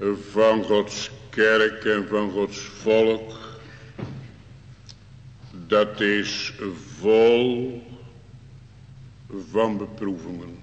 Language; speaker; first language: Dutch; native; Dutch